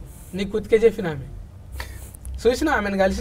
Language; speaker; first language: Telugu; native; Telugu